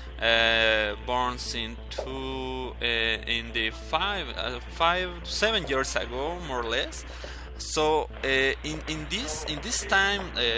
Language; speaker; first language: English; non-native, learner; Spanish